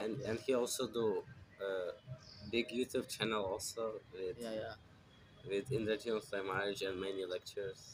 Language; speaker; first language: English; non-native, fluent; Russian